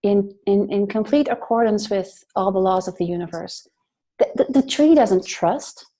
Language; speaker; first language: English; non-native, fluent; Dutch